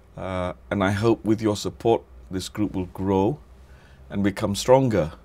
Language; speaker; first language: English; non-native, local second language; Malay